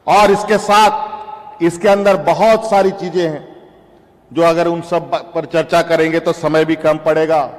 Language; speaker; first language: Hindi; native; Hindi